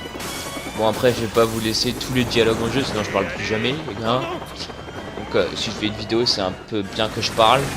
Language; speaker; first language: French; native; French